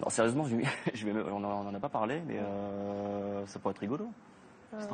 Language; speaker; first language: French; native; French